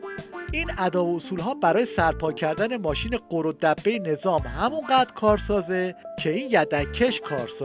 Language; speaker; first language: Persian; native; Persian